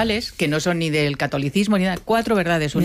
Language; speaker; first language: Spanish; native; Spanish